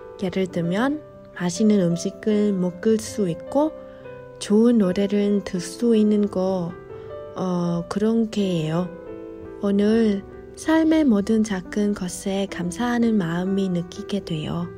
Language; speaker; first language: Korean; non-native, fluent; Vietnamese